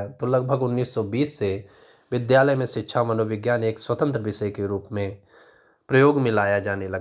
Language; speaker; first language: Hindi; native; Hindi